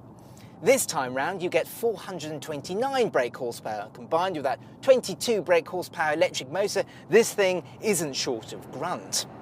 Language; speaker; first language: English; native; English